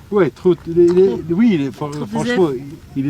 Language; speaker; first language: French; non-native, learner; Arabic